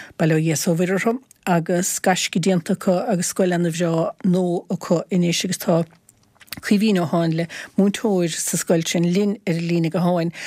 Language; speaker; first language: Irish; native; Irish